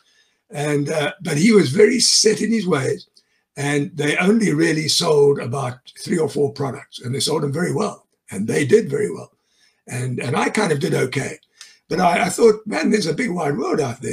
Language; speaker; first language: English; native; English